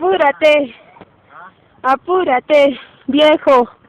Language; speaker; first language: Spanish; native; Spanish